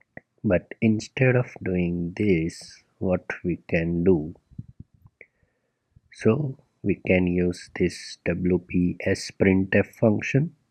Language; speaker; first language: English; non-native, local second language; Gujarati